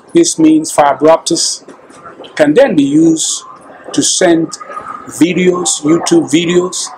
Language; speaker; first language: English; non-native, local second language; Akan